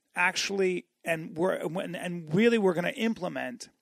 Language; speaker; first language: English; native; English